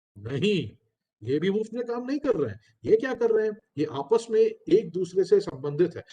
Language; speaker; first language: Hindi; non-native, local second language; Telugu